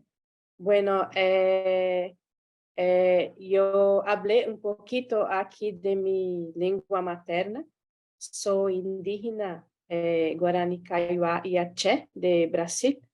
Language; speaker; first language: Spanish; non-native, learner; Portuguese